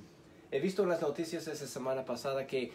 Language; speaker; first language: Spanish; early bilingual, heritage; Spanish